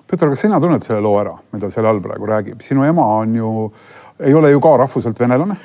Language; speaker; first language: Estonian; native; Estonian